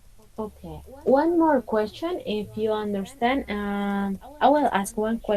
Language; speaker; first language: English; non-native, fluent; Spanish